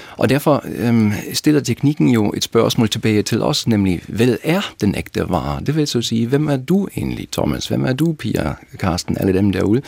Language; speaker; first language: Danish; non-native, fluent; German